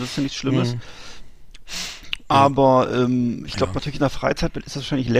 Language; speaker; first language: German; native; German